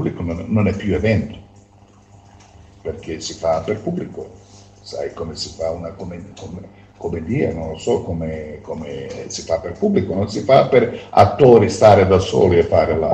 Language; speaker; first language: Italian; non-native, fluent; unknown